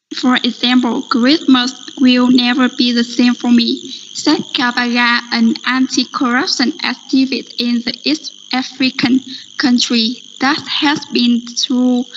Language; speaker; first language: English; non-native, learner; Vietnamese